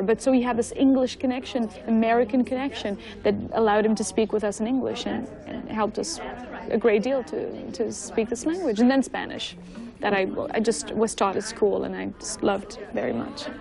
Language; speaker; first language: English; non-native, fluent; Italian